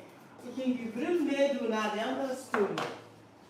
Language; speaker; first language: Dutch; non-native, fluent; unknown